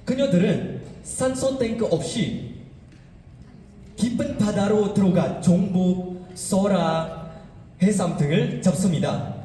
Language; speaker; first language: Korean; non-native, fluent; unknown